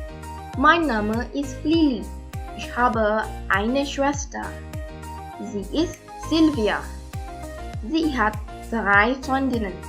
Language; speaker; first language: German; non-native, fluent; Indonesian